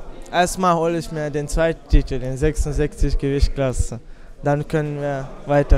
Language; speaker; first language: German; non-native, fluent; Russian